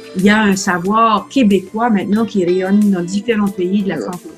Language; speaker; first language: French; native; French